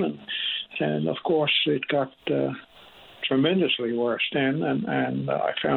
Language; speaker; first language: English; native; English